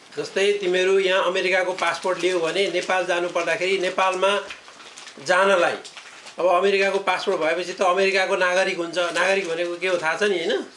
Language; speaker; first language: Nepali; native; Nepali